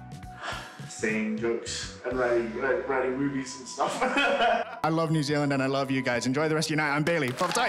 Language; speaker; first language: English; native; English